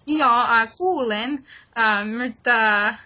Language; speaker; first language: Finnish; non-native, learner; English